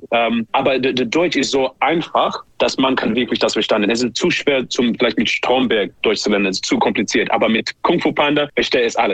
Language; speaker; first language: German; non-native, learner; English